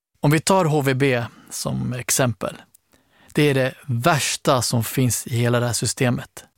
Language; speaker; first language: Swedish; early bilingual, other home language; Arabic